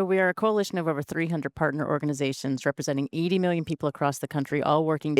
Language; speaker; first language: English; native; English